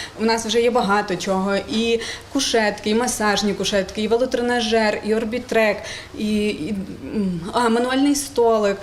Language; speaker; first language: Ukrainian; native; Ukrainian